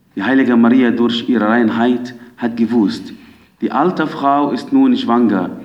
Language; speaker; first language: German; non-native, fluent; Arabic